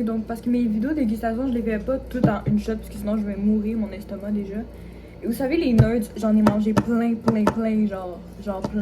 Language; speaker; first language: French; native; French